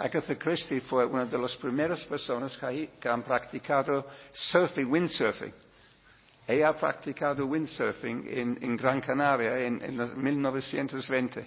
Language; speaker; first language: Spanish; non-native, learner; English